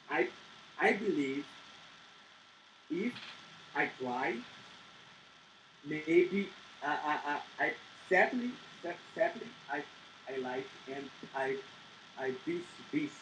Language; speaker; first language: English; non-native, learner; Portuguese